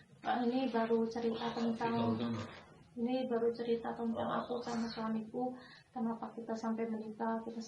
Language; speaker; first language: Indonesian; non-native, local second language; Javanese